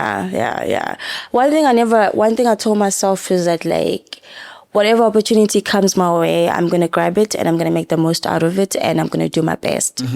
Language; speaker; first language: English; non-native, local second language; Zulu